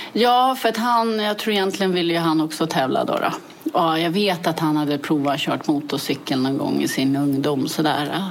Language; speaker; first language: Swedish; early bilingual, other home language; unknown